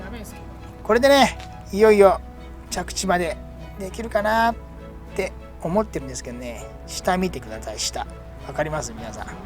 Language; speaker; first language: Japanese; native; Japanese